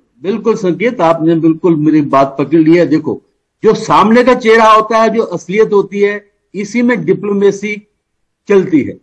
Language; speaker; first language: Hindi; native; Hindi